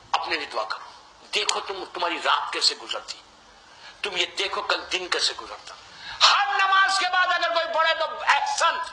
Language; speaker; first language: Urdu; native; Urdu